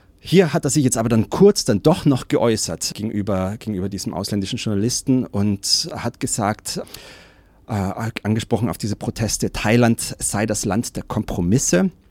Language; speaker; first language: German; native; German